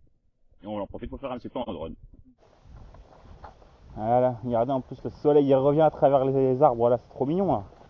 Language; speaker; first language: French; native; French